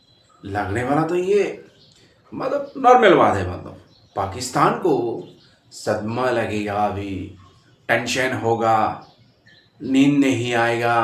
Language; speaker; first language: Hindi; non-native, local second language; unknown